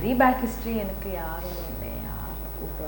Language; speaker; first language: Tamil; non-native, learner; Kannada